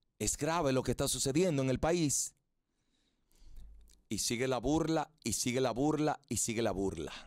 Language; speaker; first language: Spanish; native; Spanish